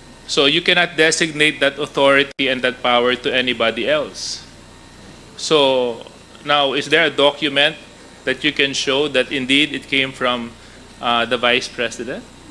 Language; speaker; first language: English; non-native, local second language; Filipino